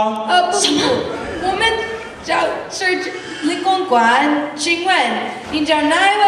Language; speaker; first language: Chinese; non-native, learner; English